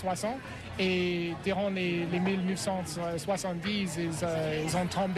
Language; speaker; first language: French; non-native, fluent; English